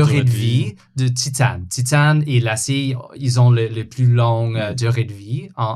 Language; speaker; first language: French; non-native, fluent; English